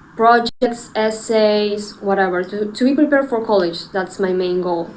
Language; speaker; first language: English; non-native, fluent; Spanish